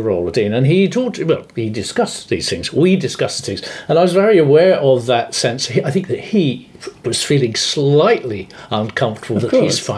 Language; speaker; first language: English; native; English